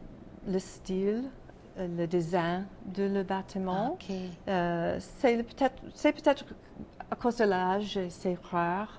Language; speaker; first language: French; non-native, local second language; English